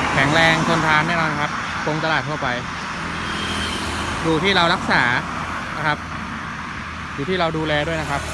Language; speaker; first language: Thai; native; Thai